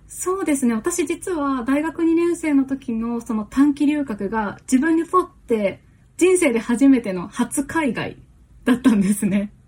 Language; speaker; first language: Japanese; native; Japanese